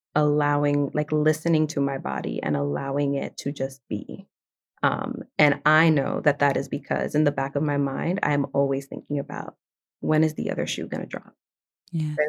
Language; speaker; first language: English; early bilingual, other home language; Spanish